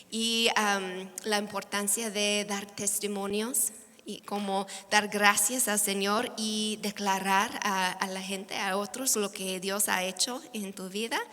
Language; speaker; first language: Spanish; non-native, fluent; English